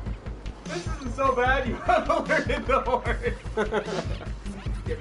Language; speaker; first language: English; native; English